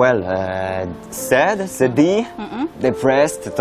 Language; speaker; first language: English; non-native, fluent; French